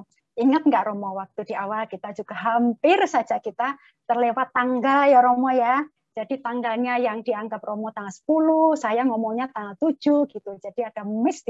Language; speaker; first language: Indonesian; native; Indonesian